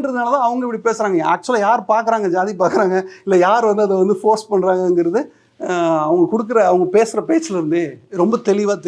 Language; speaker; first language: Tamil; native; Tamil